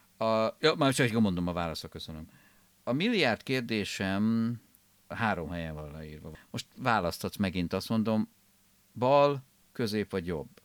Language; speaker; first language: Hungarian; native; Hungarian